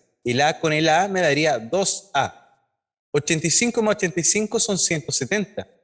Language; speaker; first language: Spanish; native; Spanish